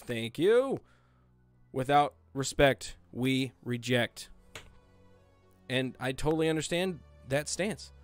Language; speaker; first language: English; native; English